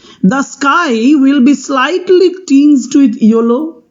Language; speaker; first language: English; non-native, local second language; Bangla